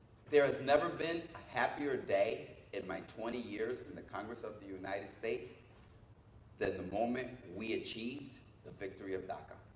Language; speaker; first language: English; early bilingual, other home language; Spanish